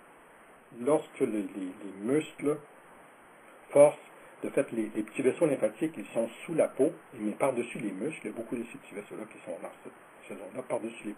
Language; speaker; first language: French; native; French